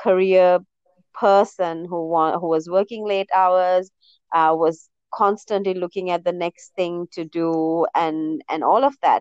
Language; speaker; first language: English; non-native, local second language; Sinhala